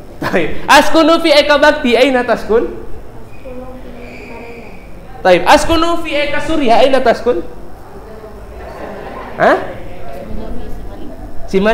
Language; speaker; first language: Arabic; non-native, fluent; Indonesian